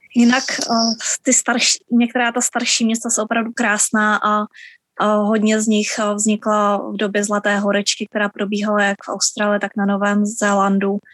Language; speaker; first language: Czech; native; Czech